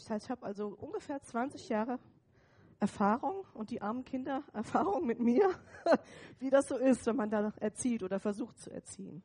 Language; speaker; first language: German; native; German